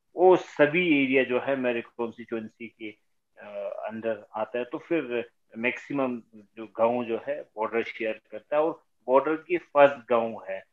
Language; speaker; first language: Hindi; native; Hindi